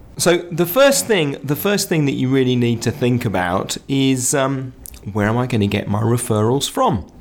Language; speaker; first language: English; native; English